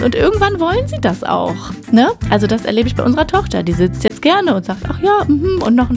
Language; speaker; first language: German; native; German